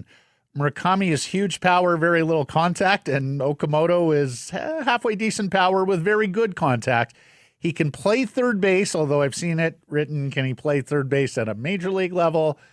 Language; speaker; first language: English; native; English